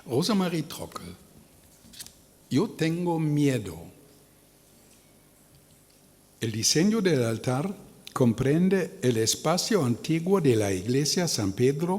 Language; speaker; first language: Spanish; non-native, learner; German